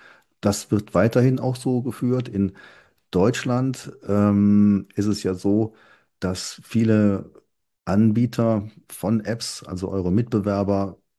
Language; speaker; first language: German; native; German